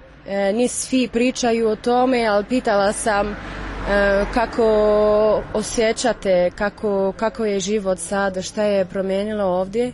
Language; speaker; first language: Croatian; non-native, learner; French